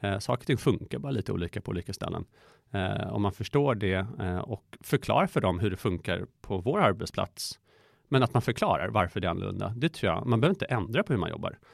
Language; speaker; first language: Swedish; early bilingual, other home language; Persian